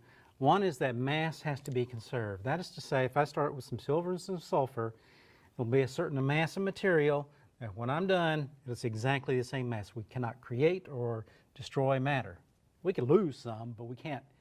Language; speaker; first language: English; native; English